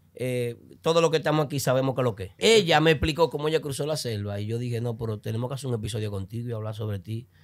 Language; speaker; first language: Spanish; native; Spanish